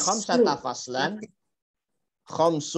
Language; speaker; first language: Arabic; non-native, learner; Indonesian